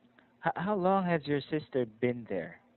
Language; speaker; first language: English; non-native, fluent; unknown